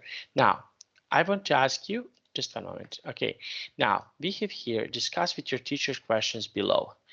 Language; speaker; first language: English; non-native, fluent; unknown